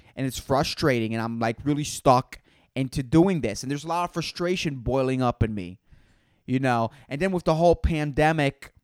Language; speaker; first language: English; non-native, fluent; Spanish